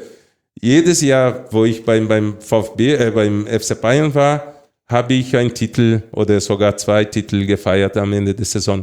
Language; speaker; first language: German; non-native, fluent; Portuguese